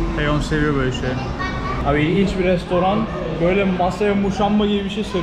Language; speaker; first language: Turkish; native; Turkish